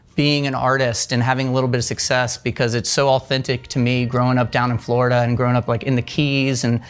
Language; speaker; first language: English; native; English